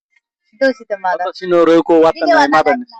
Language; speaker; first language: Japanese; non-native, learner; Nepali